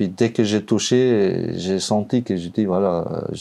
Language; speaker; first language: French; non-native, learner; Albanian